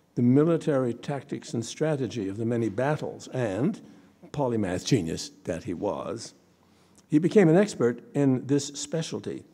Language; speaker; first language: English; native; English